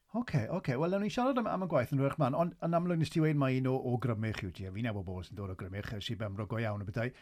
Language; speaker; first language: Welsh; native; Welsh